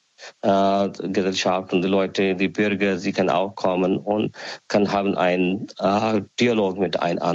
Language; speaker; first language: German; non-native, learner; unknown